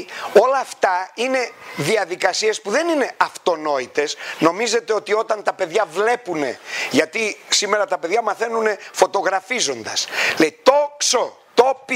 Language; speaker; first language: Greek; native; Greek